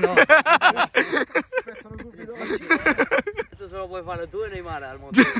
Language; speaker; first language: Italian; non-native, learner; Spanish